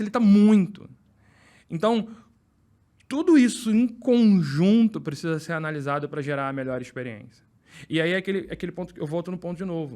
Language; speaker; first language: Portuguese; native; Portuguese